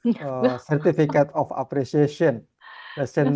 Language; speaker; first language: English; non-native, learner; Indonesian